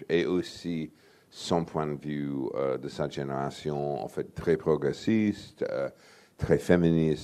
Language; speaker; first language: French; non-native, fluent; English